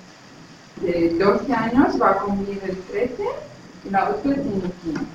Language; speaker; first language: Spanish; non-native, learner; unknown